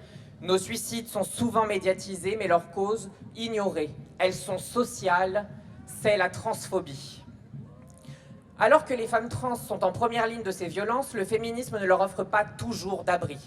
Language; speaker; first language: French; native; French